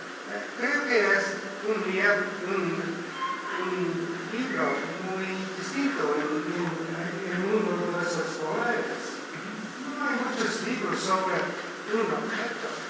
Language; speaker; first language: Spanish; non-native, learner; English